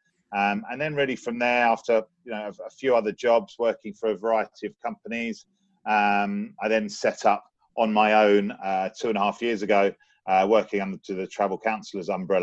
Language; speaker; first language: English; native; English